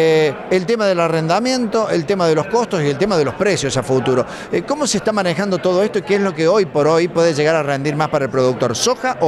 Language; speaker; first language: Spanish; native; Spanish